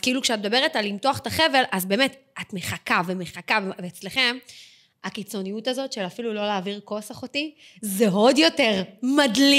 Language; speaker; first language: Hebrew; native; Hebrew